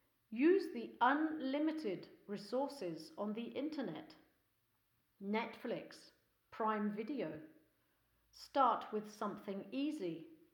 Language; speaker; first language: English; native; English